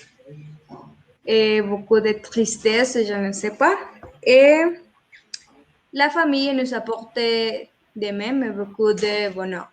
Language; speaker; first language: French; non-native, learner; Spanish